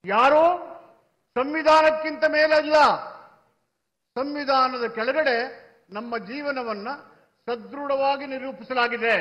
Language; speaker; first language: Kannada; native; Kannada